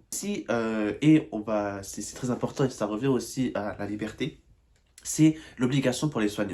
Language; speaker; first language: French; native; French